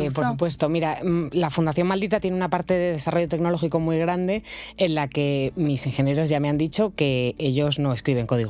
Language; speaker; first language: Spanish; native; Spanish